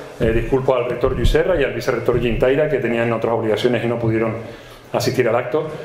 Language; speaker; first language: Spanish; native; Spanish